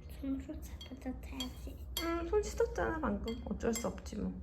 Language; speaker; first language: Korean; early bilingual, heritage; Korean